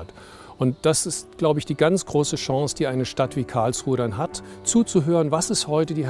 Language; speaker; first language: German; native; German